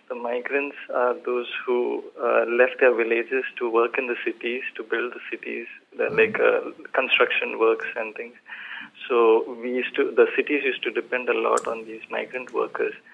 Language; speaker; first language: English; non-native, local second language; Malayalam